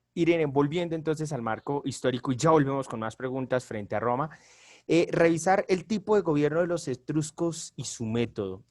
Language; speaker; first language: Spanish; native; Spanish